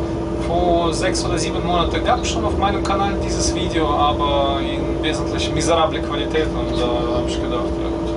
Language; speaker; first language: German; non-native, fluent; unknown